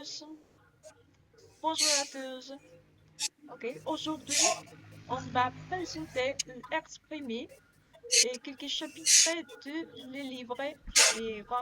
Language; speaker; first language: French; non-native, learner; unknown